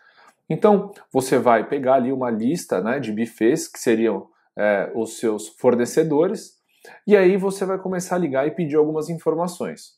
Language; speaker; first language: Portuguese; native; Portuguese